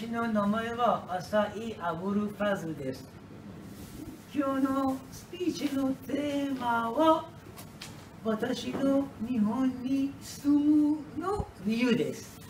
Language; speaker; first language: Japanese; non-native, learner; Persian